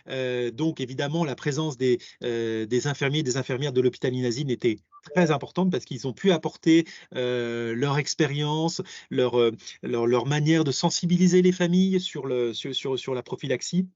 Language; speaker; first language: French; native; French